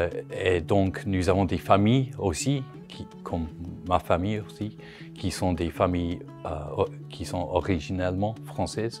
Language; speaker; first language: French; non-native, fluent; English